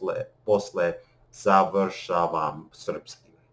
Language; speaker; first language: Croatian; non-native, learner; English